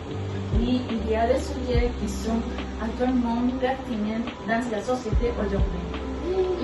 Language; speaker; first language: French; non-native, learner; Spanish